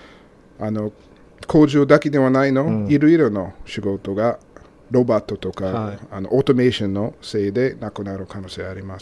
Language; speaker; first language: Japanese; non-native, learner; English